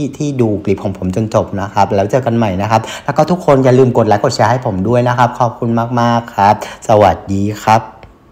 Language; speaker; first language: Thai; non-native, fluent; Vietnamese